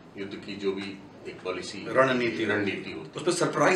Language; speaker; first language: Hindi; native; Hindi